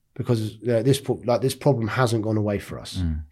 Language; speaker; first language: English; native; English